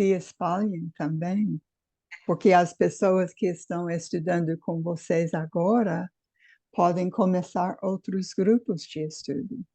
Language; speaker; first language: Portuguese; non-native, fluent; English